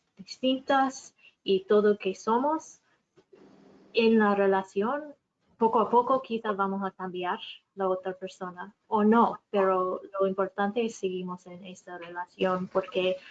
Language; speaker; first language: Spanish; non-native, fluent; English